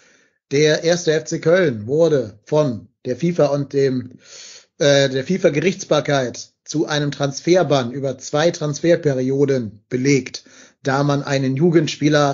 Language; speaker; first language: German; native; German